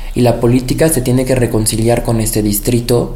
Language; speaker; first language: Spanish; non-native, fluent; French